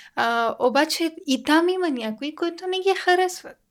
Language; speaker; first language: Bulgarian; non-native, learner; Persian